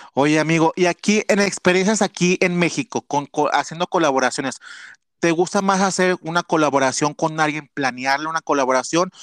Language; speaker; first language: Spanish; native; Spanish